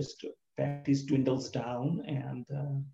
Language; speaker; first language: English; non-native, local second language; Bangla